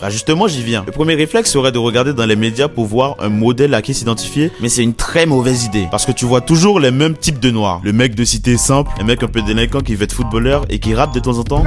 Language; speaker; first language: French; non-native, local second language; Fon